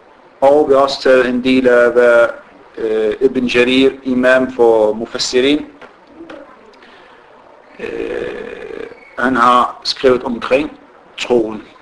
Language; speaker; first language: Danish; non-native, fluent; Arabic